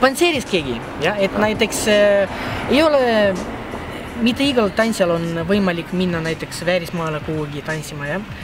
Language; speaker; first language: Estonian; non-native, local second language; Russian